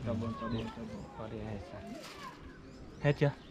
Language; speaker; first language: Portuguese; non-native, learner; Vietnamese